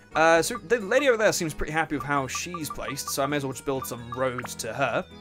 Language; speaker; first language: English; native; English